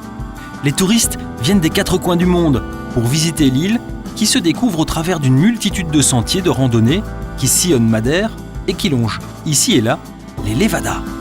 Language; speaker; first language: French; native; French